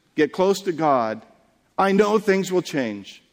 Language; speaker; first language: English; native; English